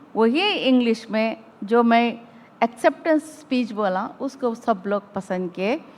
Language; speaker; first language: Hindi; non-native, local second language; Urdu